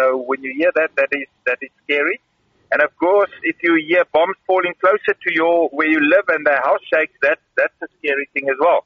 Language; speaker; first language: English; non-native, local second language; Afrikaans